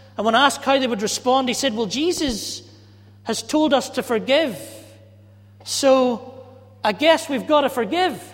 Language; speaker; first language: English; native; English